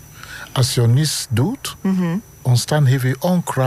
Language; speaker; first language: Dutch; non-native, fluent; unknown